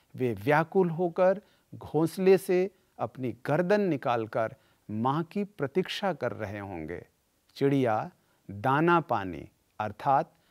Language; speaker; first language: Hindi; native; Hindi